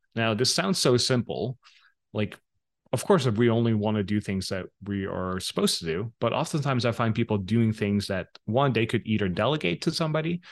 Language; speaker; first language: English; non-native, fluent; Dutch